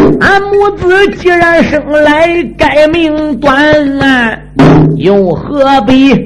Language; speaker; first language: Chinese; native; Chinese